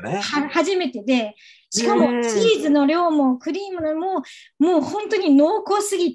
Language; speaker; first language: Japanese; non-native, fluent; Chinese